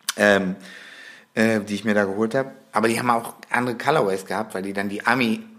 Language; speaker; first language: German; native; German